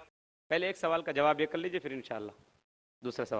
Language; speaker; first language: Hindi; native; Hindi